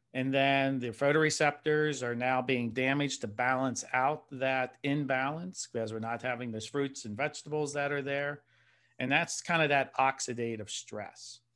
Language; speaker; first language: English; native; English